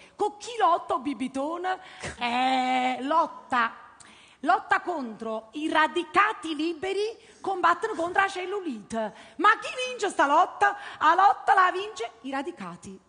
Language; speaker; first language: Italian; native; Italian